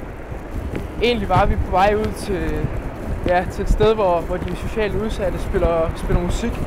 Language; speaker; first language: Danish; native; Danish